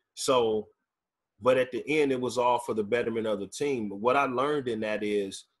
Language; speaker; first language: English; native; English